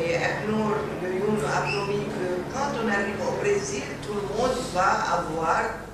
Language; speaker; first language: French; non-native, fluent; Arabic